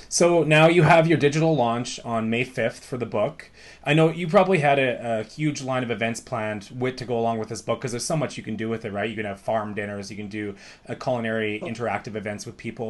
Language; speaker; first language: English; native; English